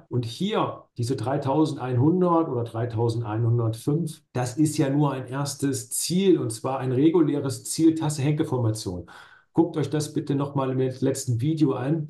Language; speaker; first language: German; native; German